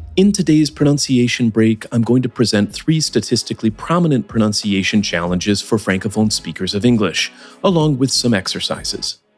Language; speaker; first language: English; native; English